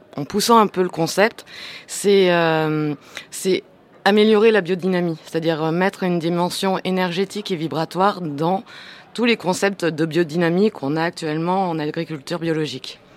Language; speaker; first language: French; non-native, fluent; English